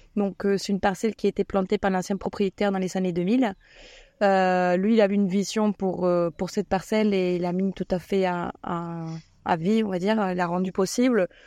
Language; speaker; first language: French; non-native, fluent; Spanish